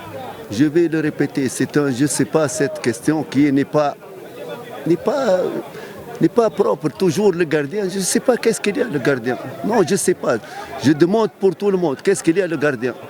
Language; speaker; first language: French; non-native, local second language; Arabic